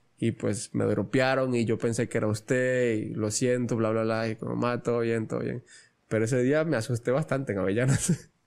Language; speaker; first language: Spanish; native; Spanish